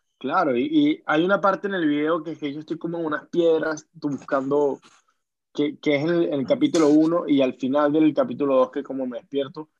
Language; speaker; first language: Spanish; native; Spanish